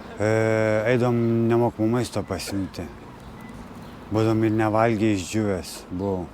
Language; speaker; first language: Lithuanian; native; Lithuanian